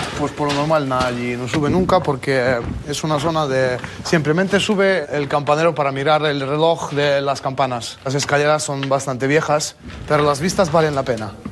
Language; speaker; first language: Spanish; non-native, fluent; Ukrainian